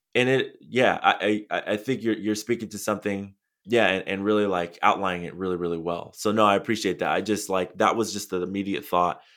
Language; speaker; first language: English; native; English